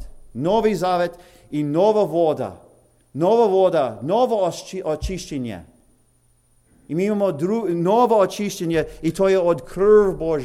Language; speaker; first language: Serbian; early bilingual, heritage; English